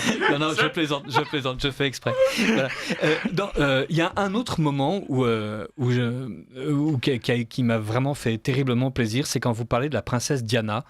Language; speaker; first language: French; native; French